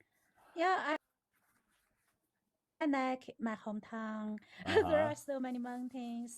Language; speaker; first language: English; non-native, learner; Chinese